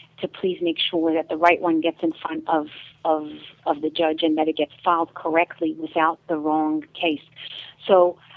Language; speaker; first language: English; native; English